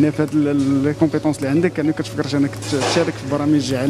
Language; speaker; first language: Arabic; native; Arabic